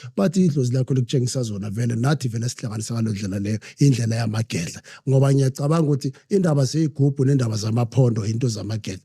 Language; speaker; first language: Zulu; non-native, local second language; Southern Sotho